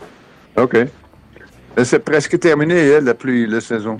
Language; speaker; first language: French; non-native, fluent; Dutch